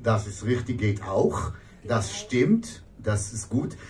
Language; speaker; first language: German; non-native, learner; Hebrew